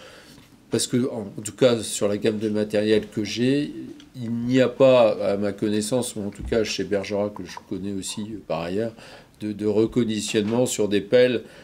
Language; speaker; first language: French; native; French